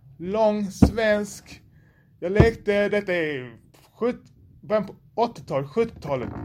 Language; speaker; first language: Swedish; native; Swedish